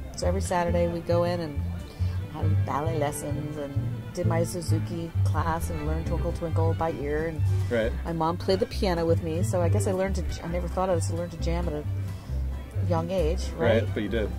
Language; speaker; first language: English; native; English